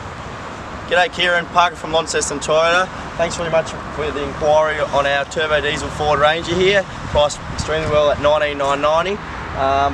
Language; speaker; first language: English; native; English